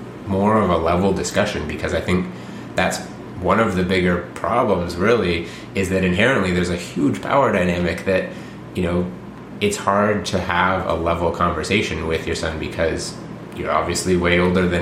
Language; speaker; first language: English; native; English